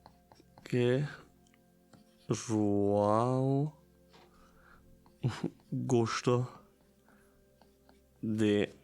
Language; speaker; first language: Portuguese; non-native, learner; German